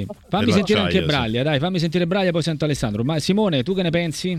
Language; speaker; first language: Italian; native; Italian